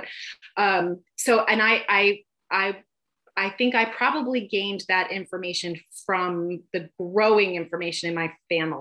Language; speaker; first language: English; native; English